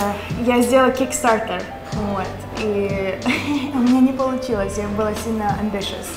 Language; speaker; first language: Russian; early bilingual, other home language; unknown